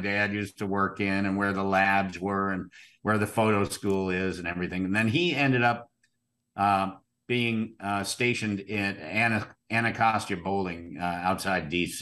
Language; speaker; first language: English; native; English